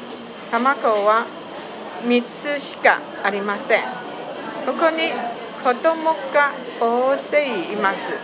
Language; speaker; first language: Japanese; non-native, learner; Chinese